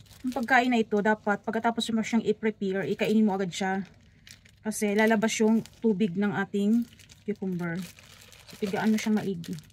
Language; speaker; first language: Filipino; non-native, local second language; Cebuano